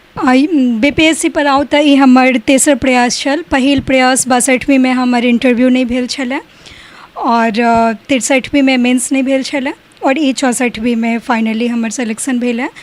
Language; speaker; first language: Maithili; native; Maithili